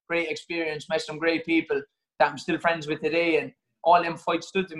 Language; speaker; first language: English; native; English